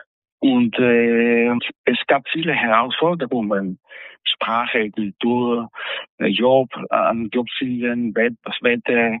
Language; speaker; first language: German; non-native, fluent; Spanish